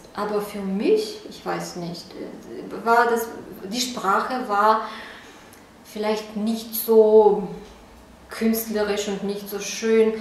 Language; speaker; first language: German; non-native, fluent; Russian